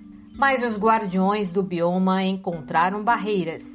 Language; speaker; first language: Portuguese; native; Portuguese